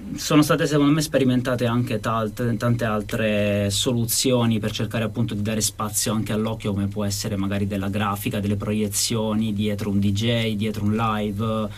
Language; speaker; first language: Italian; native; Italian